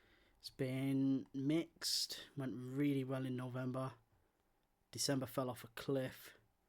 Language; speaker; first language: English; native; English